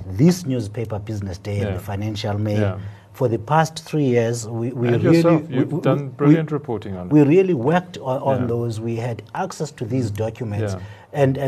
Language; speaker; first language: English; non-native, local second language; Xhosa